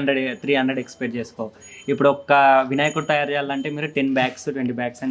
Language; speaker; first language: Telugu; native; Telugu